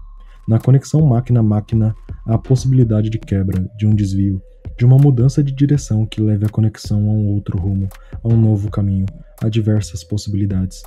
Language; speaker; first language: Portuguese; native; Portuguese